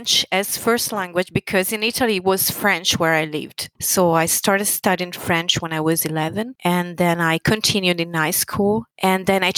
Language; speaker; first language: English; non-native, fluent; Italian